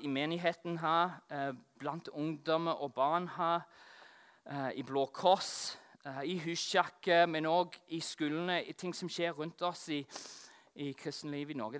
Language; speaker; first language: Norwegian; non-native, fluent; English